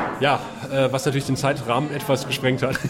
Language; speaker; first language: German; native; German